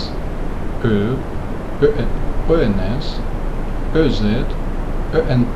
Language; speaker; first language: French; non-native, fluent; Russian